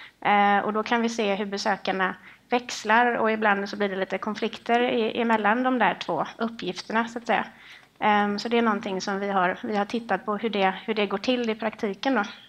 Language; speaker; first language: Swedish; native; Swedish